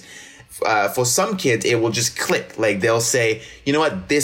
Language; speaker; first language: English; non-native, local second language; French